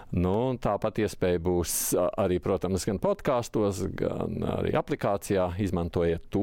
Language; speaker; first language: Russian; non-native, local second language; Latvian